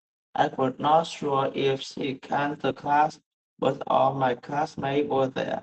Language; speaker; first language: English; non-native, learner; Vietnamese